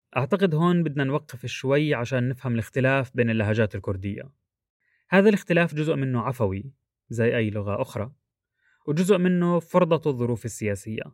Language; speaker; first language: Arabic; native; Arabic